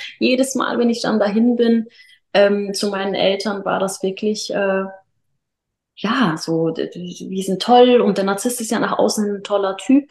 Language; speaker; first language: German; early bilingual, other home language; Arabic